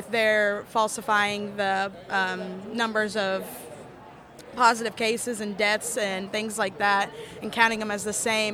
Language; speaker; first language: English; native; English